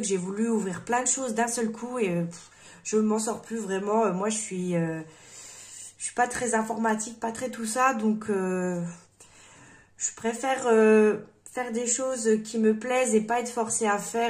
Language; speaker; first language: French; native; French